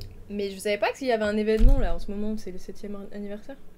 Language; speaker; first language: French; native; French